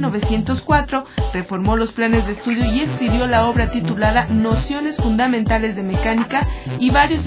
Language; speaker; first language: Spanish; native; Spanish